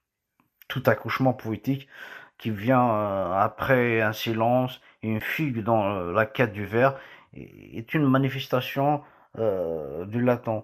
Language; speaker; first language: French; non-native, local second language; Kabyle